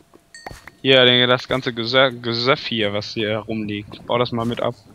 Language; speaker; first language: German; native; German